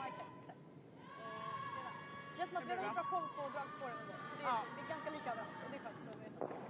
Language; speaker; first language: Swedish; native; Swedish